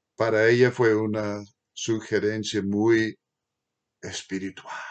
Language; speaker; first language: Spanish; non-native, fluent; English